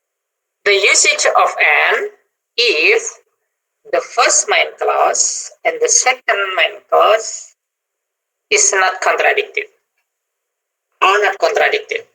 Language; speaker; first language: English; non-native, fluent; Indonesian